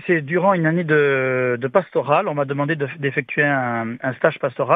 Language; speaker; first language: French; native; French